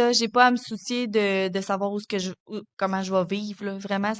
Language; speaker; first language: French; native; French